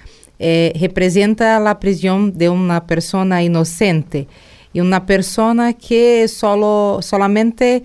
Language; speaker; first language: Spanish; non-native, learner; Portuguese